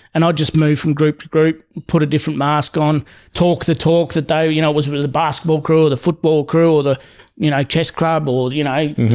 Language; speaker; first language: English; native; English